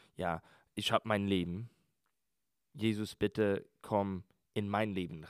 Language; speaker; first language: German; non-native, learner; English